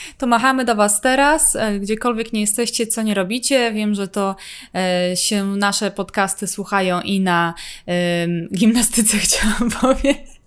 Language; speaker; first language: Polish; native; Polish